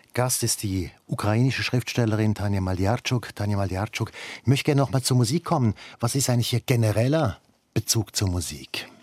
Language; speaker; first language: German; native; German